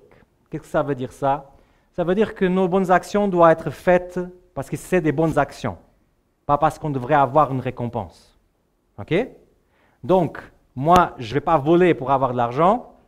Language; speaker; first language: French; native; French